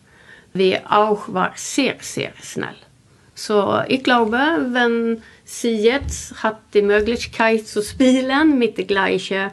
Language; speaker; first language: German; non-native, learner; Swedish